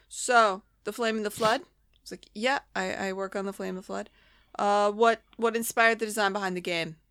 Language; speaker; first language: English; native; English